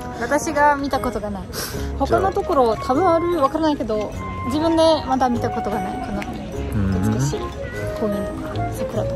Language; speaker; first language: Japanese; non-native, learner; German